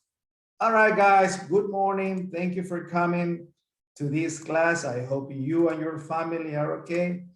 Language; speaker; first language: English; non-native, fluent; Spanish